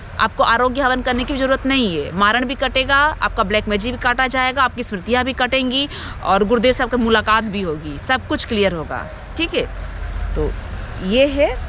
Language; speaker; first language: Hindi; native; Hindi